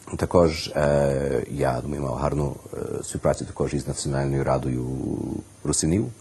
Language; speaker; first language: Ukrainian; early bilingual, heritage; Ukrainian